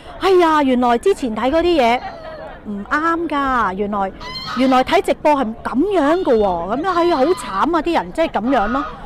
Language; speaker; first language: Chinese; non-native, local second language; Cantonese